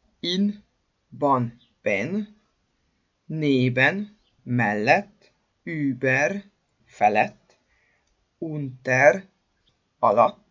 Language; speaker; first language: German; non-native, fluent; Hungarian